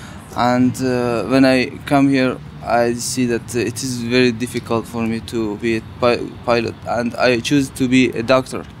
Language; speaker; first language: English; non-native, learner; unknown